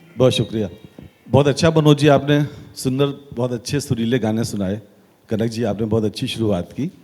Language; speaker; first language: Hindi; native; Hindi